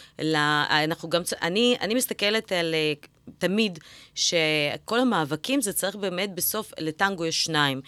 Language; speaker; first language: Hebrew; early bilingual, other home language; Russian